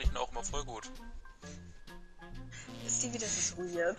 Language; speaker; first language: German; native; German